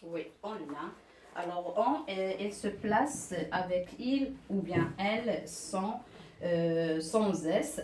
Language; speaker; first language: French; non-native, local second language; Arabic